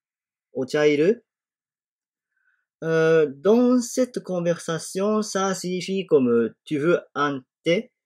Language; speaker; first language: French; non-native, fluent; Japanese